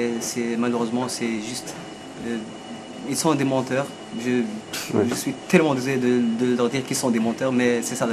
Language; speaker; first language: French; non-native, learner; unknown